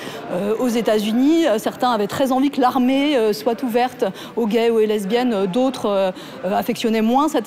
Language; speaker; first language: French; native; French